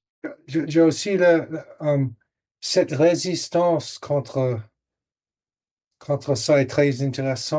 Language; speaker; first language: French; non-native, fluent; English